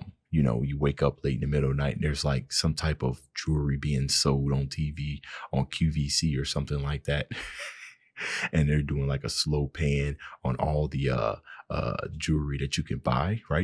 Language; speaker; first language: English; native; English